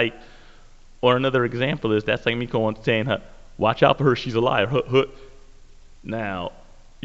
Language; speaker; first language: English; native; English